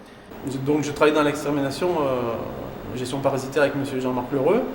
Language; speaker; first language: French; native; French